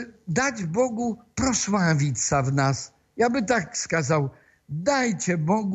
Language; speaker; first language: Russian; non-native, fluent; Polish